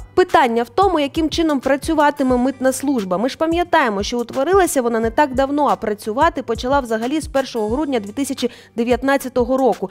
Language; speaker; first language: Ukrainian; native; Ukrainian